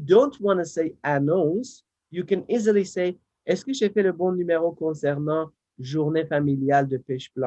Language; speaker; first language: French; non-native, fluent; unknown